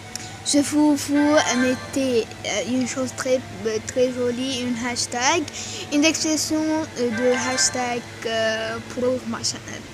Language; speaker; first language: French; non-native, learner; Arabic